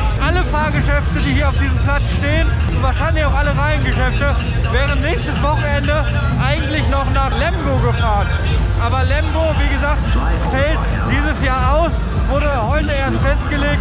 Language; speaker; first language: German; native; German